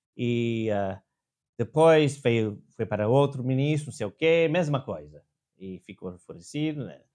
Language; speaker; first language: Portuguese; non-native, fluent; English